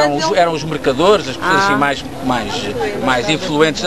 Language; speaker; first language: Portuguese; native; Portuguese